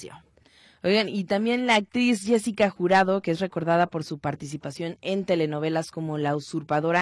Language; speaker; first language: Spanish; native; Spanish